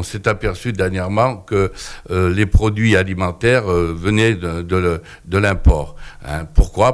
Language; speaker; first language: French; native; French